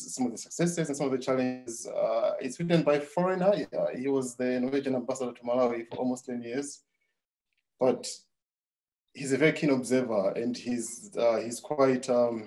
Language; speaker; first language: English; non-native, local second language; Nyanja